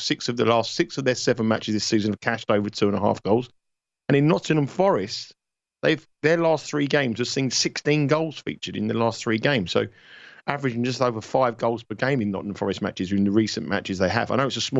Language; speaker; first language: English; native; English